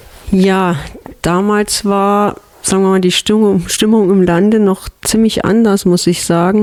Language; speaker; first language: German; native; German